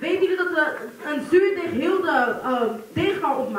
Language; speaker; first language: Dutch; non-native, fluent; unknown